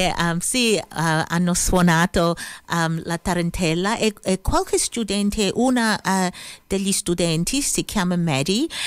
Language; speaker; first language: Italian; early bilingual, heritage; English